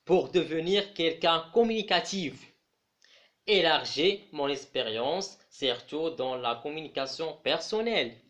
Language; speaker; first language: French; non-native, local second language; Arabic